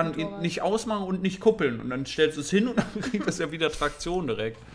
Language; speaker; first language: German; native; German